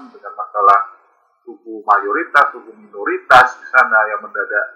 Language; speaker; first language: Indonesian; native; Indonesian